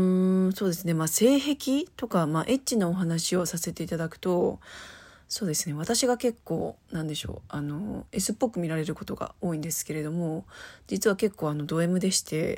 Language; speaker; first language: Japanese; native; Japanese